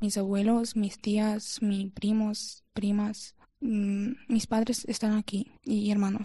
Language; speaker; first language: Spanish; non-native, learner; Ukrainian